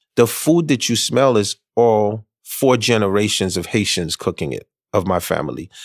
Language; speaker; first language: English; early bilingual, other home language; Haitian Creole